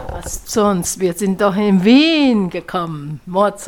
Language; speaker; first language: German; non-native, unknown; Chinese